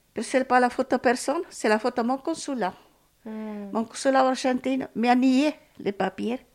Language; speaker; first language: French; non-native, learner; Spanish